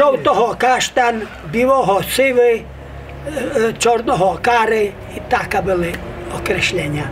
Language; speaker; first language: Polish; non-native, local second language; Rusyn